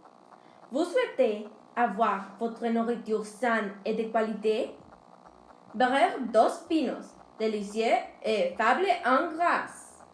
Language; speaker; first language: French; non-native, learner; Spanish